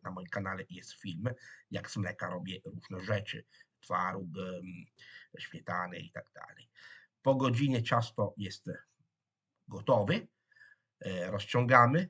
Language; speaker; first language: Polish; non-native, fluent; Italian